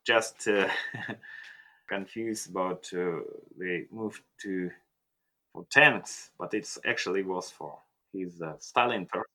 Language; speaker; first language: English; non-native, learner; Russian